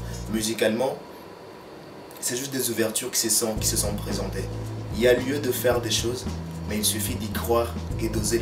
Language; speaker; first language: French; non-native, local second language; Lingala